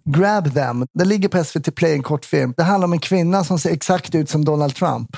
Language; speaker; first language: Swedish; native; Swedish